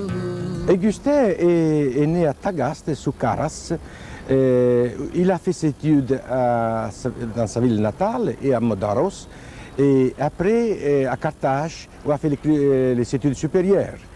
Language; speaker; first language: French; non-native, fluent; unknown